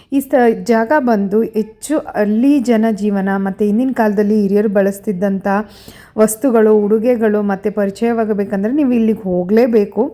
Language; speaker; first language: Kannada; native; Kannada